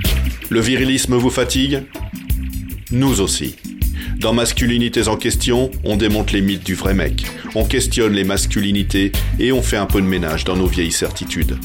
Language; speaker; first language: French; native; French